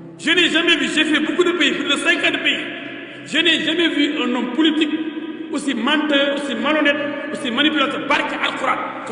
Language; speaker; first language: French; non-native, local second language; Wolof